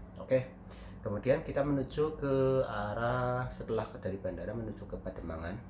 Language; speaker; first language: Indonesian; native; Indonesian